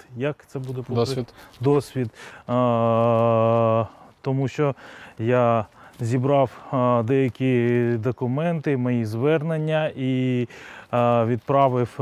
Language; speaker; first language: Ukrainian; non-native, local second language; Russian